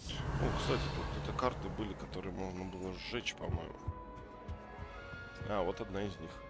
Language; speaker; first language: Russian; native; Russian